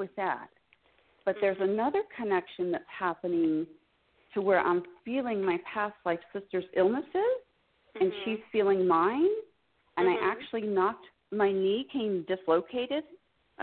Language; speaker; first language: English; native; English